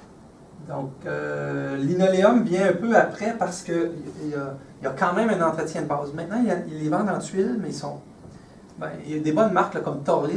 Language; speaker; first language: French; native; French